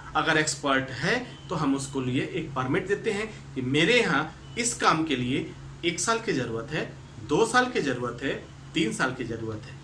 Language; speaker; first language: Hindi; native; Hindi